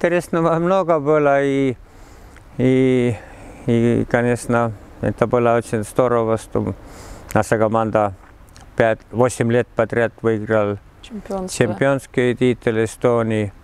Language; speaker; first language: Russian; non-native, learner; Estonian